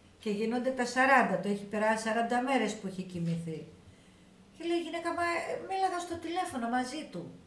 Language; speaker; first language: Greek; native; Greek